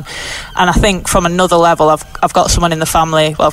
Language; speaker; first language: English; native; English